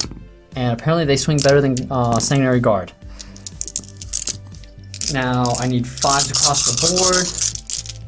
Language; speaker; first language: English; native; English